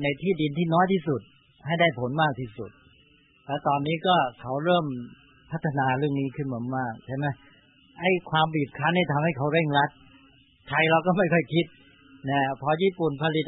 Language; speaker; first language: Thai; native; Thai